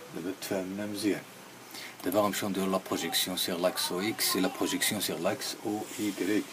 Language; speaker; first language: French; non-native, local second language; Arabic